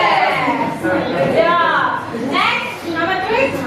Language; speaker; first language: English; non-native, fluent; Indonesian